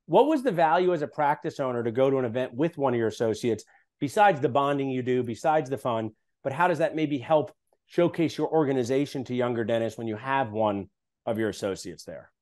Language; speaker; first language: English; native; English